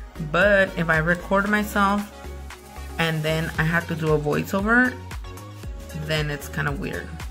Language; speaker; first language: English; early bilingual, other home language; Spanish